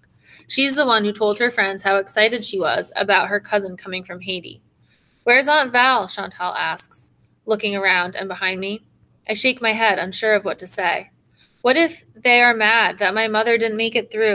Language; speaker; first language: English; native; English